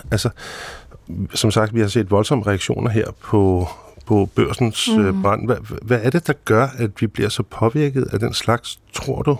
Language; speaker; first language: Danish; native; Danish